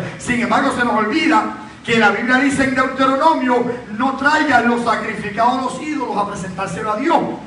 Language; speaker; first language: Spanish; native; Spanish